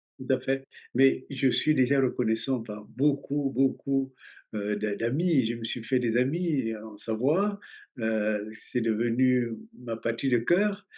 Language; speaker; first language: French; early bilingual, other home language; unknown